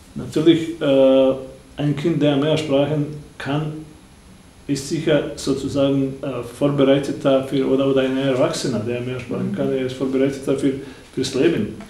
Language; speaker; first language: German; non-native, fluent; Bosnian